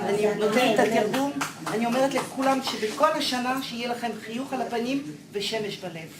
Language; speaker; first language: Hebrew; non-native, fluent; French